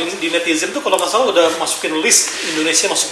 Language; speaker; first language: Indonesian; native; Indonesian